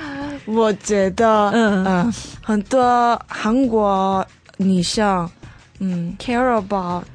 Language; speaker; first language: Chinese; non-native, learner; Korean